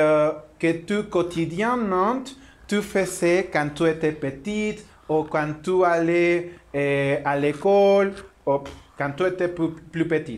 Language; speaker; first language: French; non-native, learner; Spanish